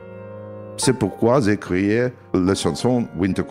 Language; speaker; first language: French; non-native, learner; Russian